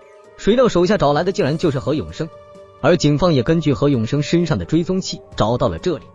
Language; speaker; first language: Chinese; native; Chinese